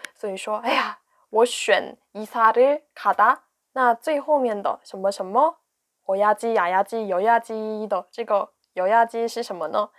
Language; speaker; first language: Chinese; non-native, fluent; Korean